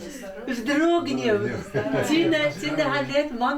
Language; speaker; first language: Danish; non-native, learner; Russian